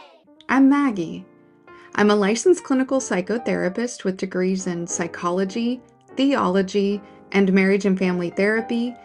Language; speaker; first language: English; native; English